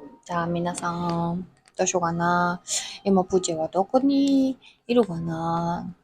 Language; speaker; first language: Japanese; non-native, learner; Mongolian